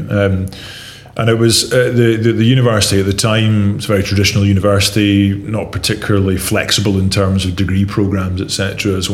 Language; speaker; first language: English; native; English